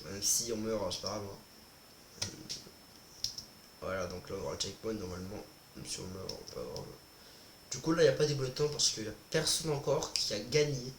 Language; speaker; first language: French; native; French